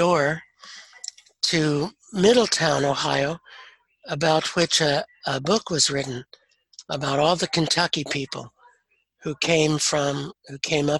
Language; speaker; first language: English; native; English